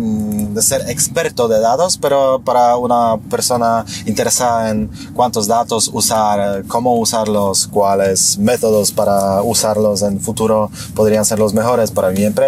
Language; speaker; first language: Spanish; non-native, fluent; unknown